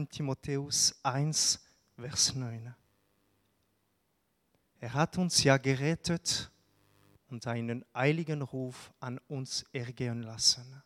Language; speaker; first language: German; non-native, local second language; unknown